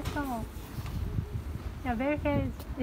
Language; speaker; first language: German; non-native, learner; Japanese